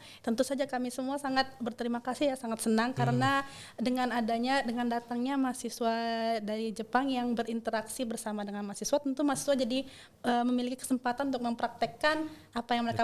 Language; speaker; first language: Indonesian; non-native, fluent; Japanese